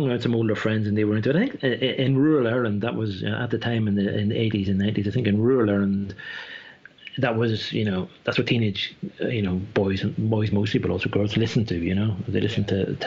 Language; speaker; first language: English; native; English